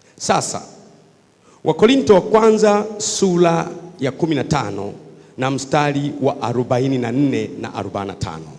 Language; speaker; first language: Swahili; native; Swahili